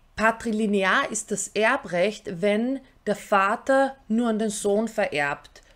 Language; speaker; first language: German; early bilingual, other home language; Albanian